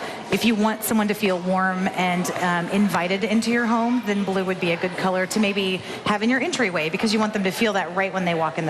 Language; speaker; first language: English; native; English